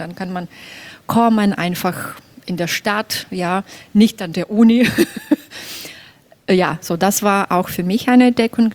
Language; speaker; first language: German; non-native, fluent; Belarusian